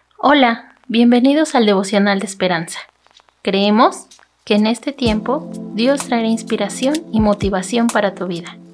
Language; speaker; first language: Spanish; native; Spanish